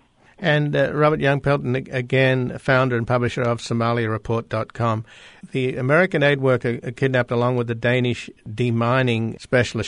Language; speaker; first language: English; native; English